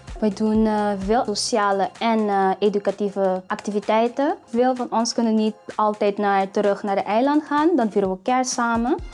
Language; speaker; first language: Dutch; non-native, local second language; Papiamento